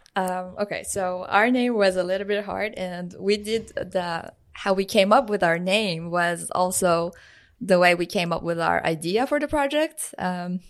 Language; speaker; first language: English; non-native, fluent; Persian